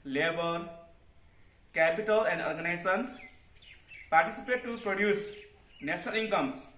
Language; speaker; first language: English; non-native, local second language; Nepali